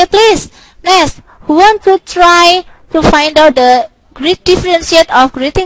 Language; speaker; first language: English; non-native, local second language; Indonesian